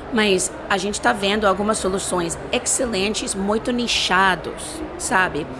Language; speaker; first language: Portuguese; non-native, fluent; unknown